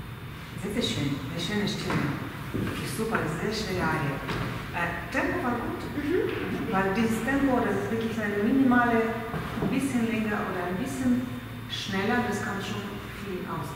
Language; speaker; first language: German; non-native, fluent; Russian